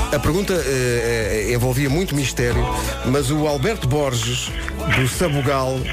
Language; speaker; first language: Portuguese; native; Portuguese